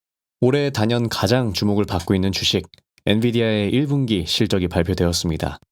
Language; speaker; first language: Korean; native; Korean